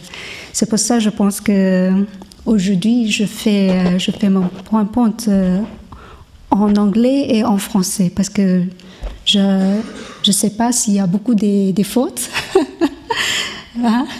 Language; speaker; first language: French; non-native, learner; Chinese